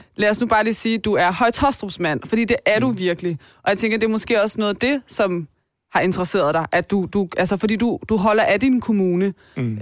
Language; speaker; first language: Danish; early bilingual, other home language; Persian